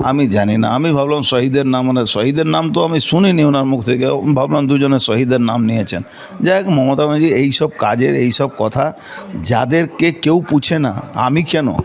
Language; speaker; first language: Bangla; non-native, local second language; Hindi